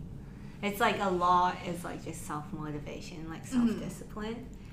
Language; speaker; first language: English; non-native, local second language; Cantonese